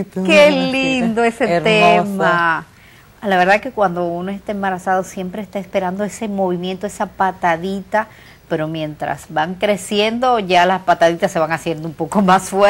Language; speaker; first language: Spanish; native; Spanish